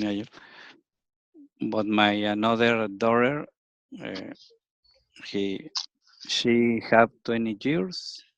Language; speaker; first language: English; non-native, learner; Spanish